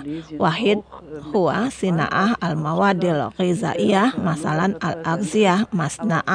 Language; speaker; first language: Arabic; non-native, fluent; Indonesian